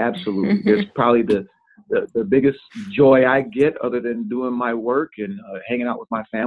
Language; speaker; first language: English; native; English